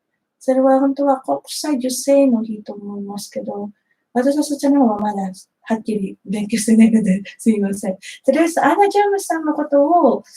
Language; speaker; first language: Japanese; non-native, fluent; Filipino